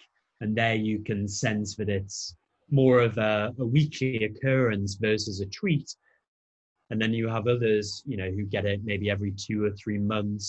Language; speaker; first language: English; native; English